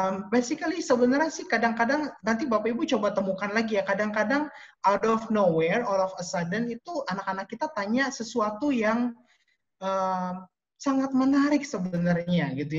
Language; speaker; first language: Indonesian; native; Indonesian